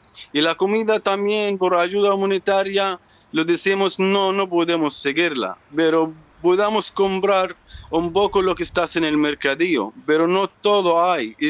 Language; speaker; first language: Spanish; non-native, learner; Arabic